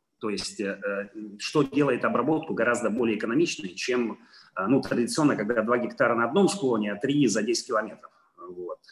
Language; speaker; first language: Russian; non-native, fluent; Italian